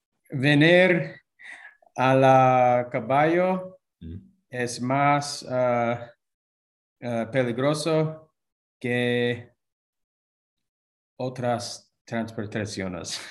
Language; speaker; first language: Spanish; non-native, learner; English